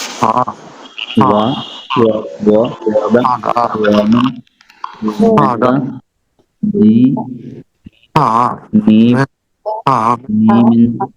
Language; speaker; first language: Chinese; non-native, learner; Bangla